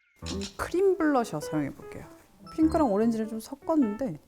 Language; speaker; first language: Korean; native; Korean